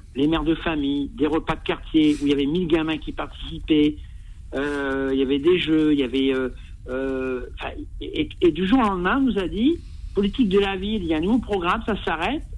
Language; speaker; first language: French; native; French